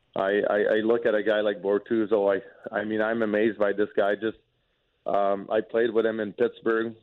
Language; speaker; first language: English; non-native, fluent; French